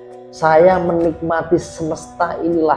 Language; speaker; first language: Indonesian; native; Indonesian